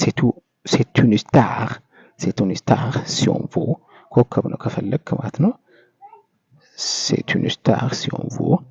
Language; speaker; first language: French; non-native, fluent; Amharic